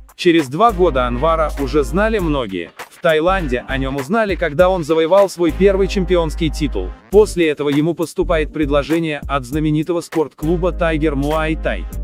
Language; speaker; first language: Russian; non-native, local second language; Uzbek